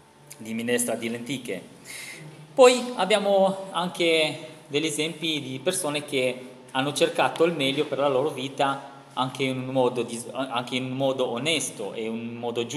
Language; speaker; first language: Italian; non-native, fluent; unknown